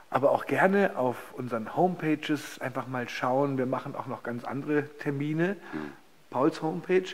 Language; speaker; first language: German; native; German